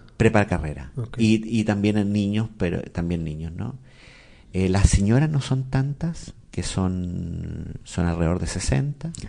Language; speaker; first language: Spanish; native; Spanish